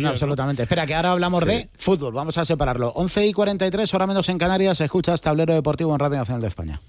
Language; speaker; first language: Spanish; native; Spanish